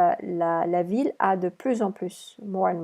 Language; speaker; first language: French; non-native, fluent; English